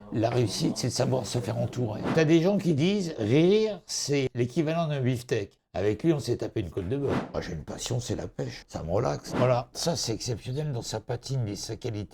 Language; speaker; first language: French; native; French